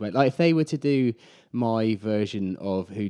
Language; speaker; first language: English; native; English